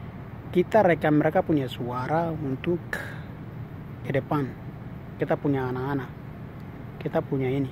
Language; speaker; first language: Indonesian; non-native, local second language; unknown